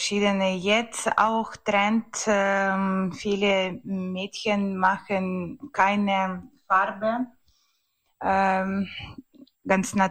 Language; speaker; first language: German; non-native, learner; Ukrainian